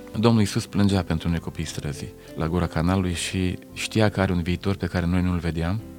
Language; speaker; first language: Romanian; native; Romanian